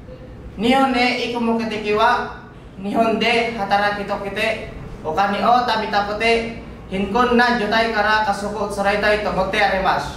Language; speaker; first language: Japanese; non-native, learner; Filipino